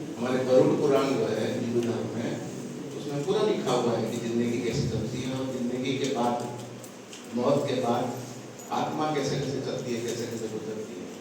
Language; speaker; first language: Hindi; non-native, local second language; Odia